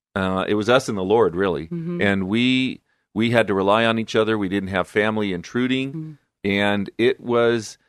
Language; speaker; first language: English; native; English